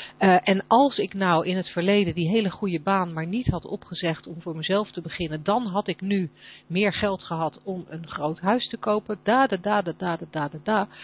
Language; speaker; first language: Dutch; native; Dutch